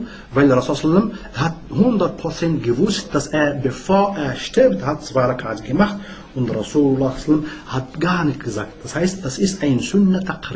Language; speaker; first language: German; non-native, learner; Arabic